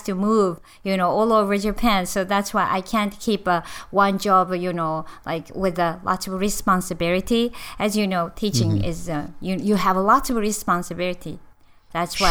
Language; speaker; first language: English; non-native, learner; Japanese